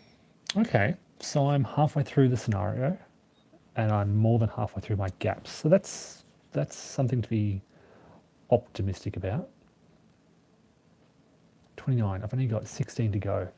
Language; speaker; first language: English; native; English